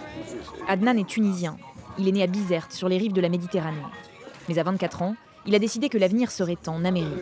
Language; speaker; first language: French; native; French